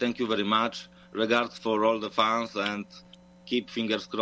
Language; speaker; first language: English; non-native, fluent; Polish